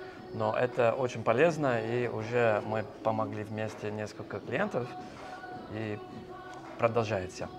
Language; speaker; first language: Russian; non-native, fluent; English